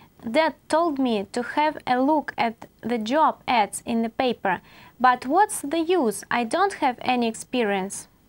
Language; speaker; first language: English; non-native, fluent; Russian